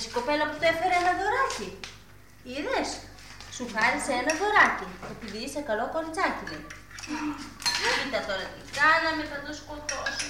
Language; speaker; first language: Greek; native; Greek